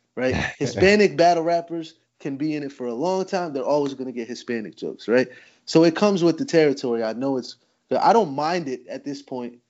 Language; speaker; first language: English; native; English